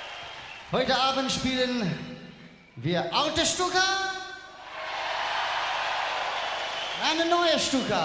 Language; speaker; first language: German; non-native, learner; English